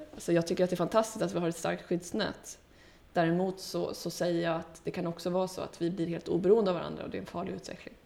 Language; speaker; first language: Swedish; early bilingual, heritage; Swedish